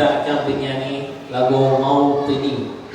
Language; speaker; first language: Indonesian; non-native, learner; Arabic